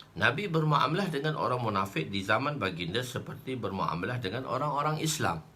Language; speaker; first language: Malay; native; Malay